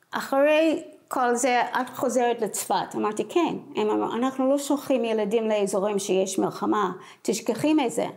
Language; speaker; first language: Hebrew; non-native, fluent; English